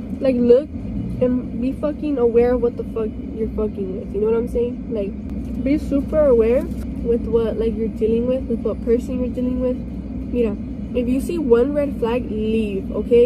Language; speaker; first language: English; early bilingual, other home language; Spanish